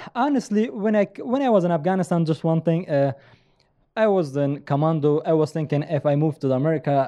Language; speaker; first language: English; non-native, learner; Persian